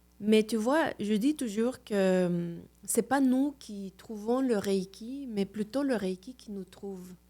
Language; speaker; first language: French; non-native, fluent; Spanish